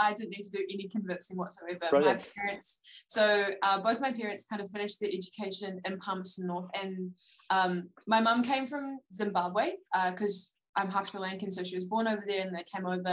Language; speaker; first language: English; native; English